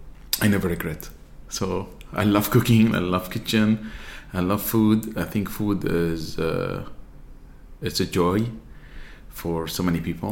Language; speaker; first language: English; non-native, fluent; Arabic